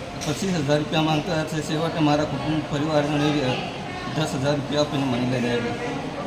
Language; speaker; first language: Gujarati; non-native, local second language; Bhili